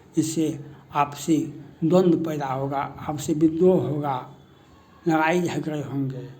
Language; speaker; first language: Hindi; native; Hindi